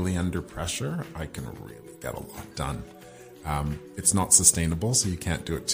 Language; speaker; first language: English; native; English